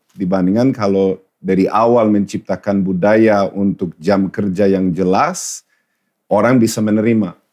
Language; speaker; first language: Indonesian; non-native, fluent; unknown